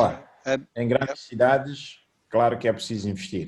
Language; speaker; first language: Portuguese; native; Portuguese